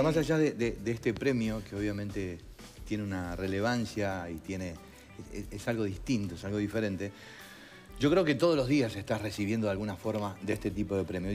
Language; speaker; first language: Spanish; native; Spanish